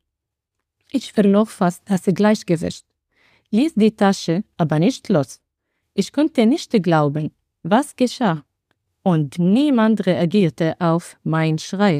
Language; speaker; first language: German; non-native, learner; Arabic